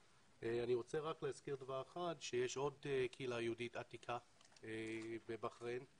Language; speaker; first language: Hebrew; native; Hebrew